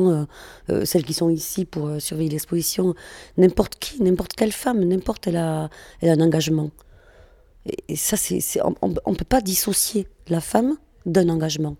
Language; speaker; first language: French; non-native, fluent; Spanish